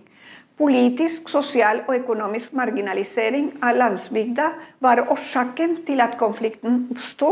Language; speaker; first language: Norwegian; non-native, fluent; Spanish